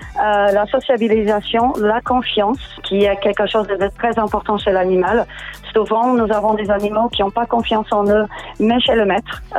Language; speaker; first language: French; non-native, fluent; Portuguese